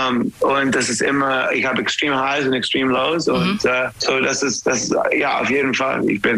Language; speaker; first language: German; non-native, fluent; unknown